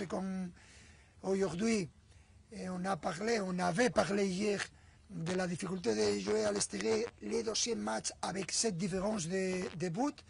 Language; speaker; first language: French; non-native, fluent; Spanish